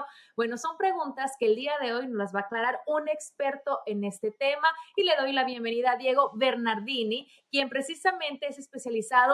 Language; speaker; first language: Spanish; native; Spanish